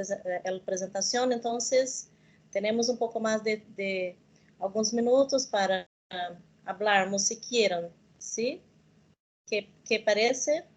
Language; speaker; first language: Spanish; non-native, learner; Portuguese